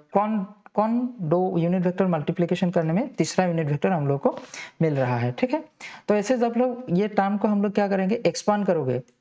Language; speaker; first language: Hindi; non-native, local second language; Assamese